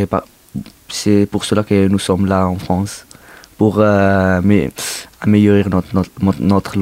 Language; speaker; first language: French; non-native, learner; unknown